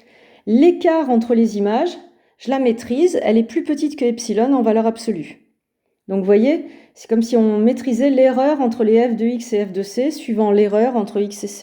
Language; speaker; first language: French; native; French